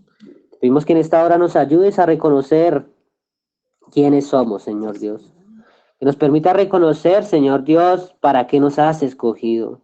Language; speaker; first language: Spanish; native; Spanish